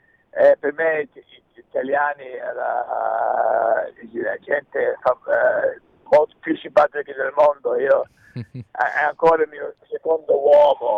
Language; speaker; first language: Italian; early bilingual, heritage; English